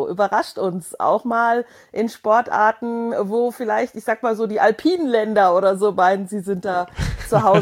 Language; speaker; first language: German; native; German